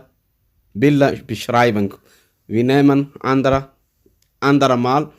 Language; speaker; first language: German; non-native, learner; Somali